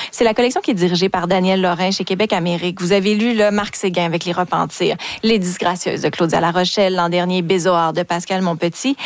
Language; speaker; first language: French; native; French